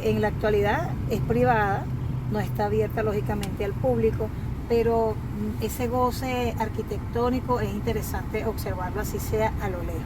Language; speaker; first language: Spanish; native; Spanish